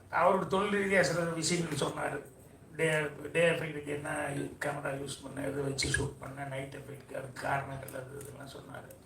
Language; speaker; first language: Tamil; native; Tamil